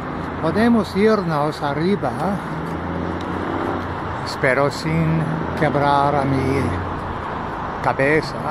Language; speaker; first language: Spanish; non-native, learner; English